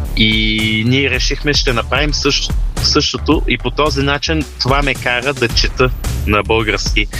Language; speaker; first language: Bulgarian; early bilingual, heritage; Bulgarian